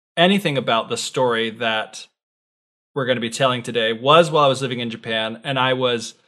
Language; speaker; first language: English; native; English